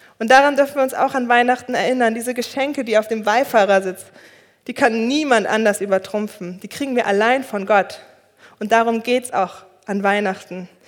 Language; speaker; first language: German; early bilingual, other home language; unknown